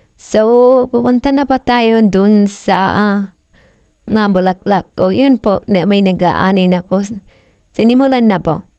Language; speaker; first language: Filipino; non-native, local second language; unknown